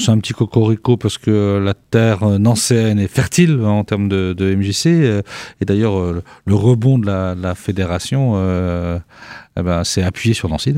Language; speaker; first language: French; native; French